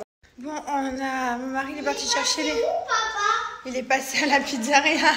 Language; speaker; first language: French; native; French